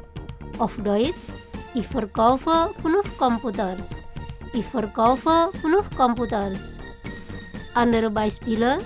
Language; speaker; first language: German; non-native, learner; Indonesian